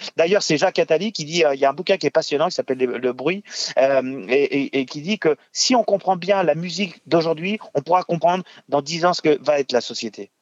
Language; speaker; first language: French; native; French